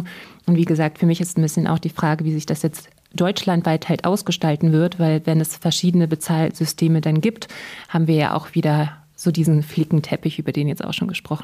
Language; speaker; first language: German; native; German